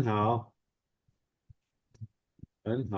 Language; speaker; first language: Chinese; non-native, fluent; Indonesian